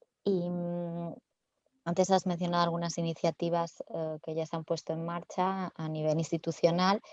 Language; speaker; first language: Spanish; native; Spanish